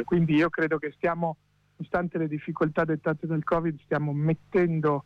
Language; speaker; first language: Italian; native; Italian